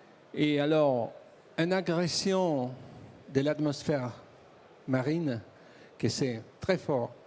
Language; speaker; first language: French; non-native, learner; Italian